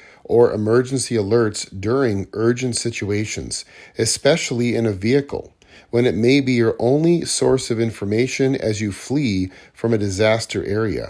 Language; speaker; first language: English; native; English